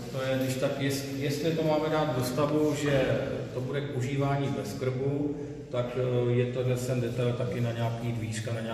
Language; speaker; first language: Czech; native; Czech